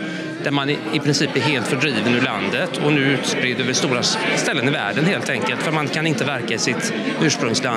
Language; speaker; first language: Swedish; native; Swedish